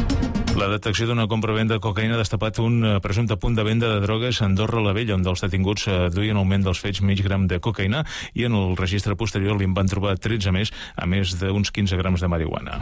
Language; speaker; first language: Catalan; native; Catalan